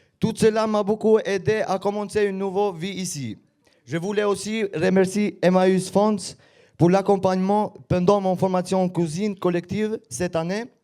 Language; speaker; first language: French; non-native, learner; Albanian